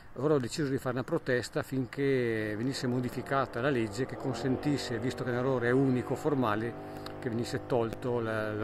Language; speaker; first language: Italian; native; Italian